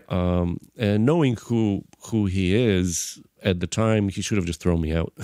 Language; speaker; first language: English; non-native, fluent; Bulgarian